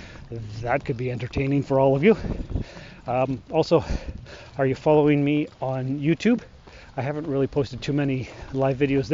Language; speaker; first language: English; native; English